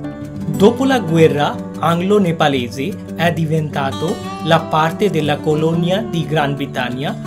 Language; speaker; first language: Italian; non-native, fluent; Bangla